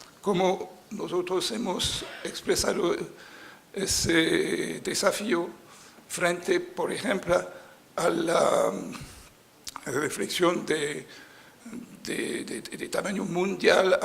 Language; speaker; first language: Spanish; non-native, fluent; French